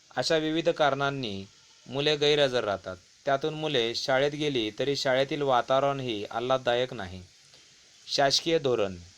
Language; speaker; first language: Marathi; native; Marathi